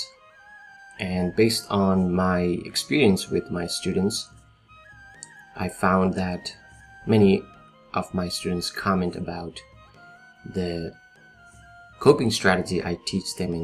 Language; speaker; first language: English; non-native, local second language; Nepali